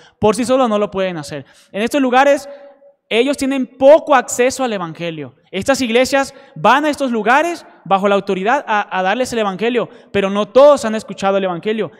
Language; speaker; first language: Spanish; native; Spanish